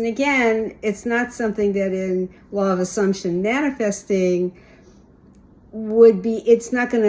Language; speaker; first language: English; native; English